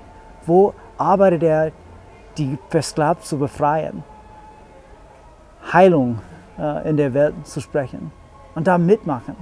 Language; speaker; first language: German; non-native, fluent; English